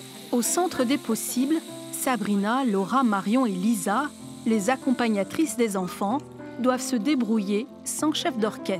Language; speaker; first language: French; native; French